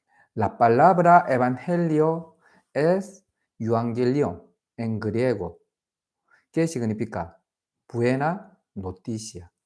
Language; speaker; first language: Spanish; non-native, fluent; Korean